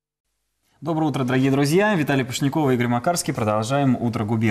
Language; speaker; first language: Russian; native; Russian